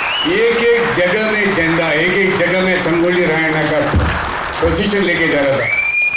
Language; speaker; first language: Hindi; non-native, local second language; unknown